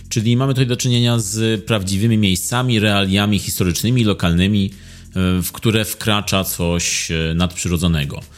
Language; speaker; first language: Polish; native; Polish